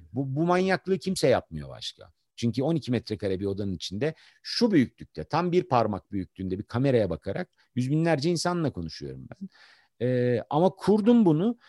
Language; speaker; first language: Turkish; native; Turkish